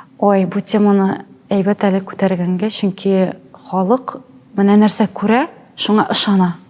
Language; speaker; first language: Tatar; native; Tatar